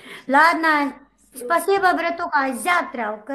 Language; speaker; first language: Russian; non-native, learner; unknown